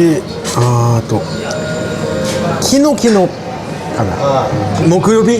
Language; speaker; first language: Japanese; non-native, learner; Korean